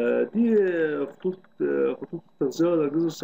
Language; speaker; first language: Arabic; native; Arabic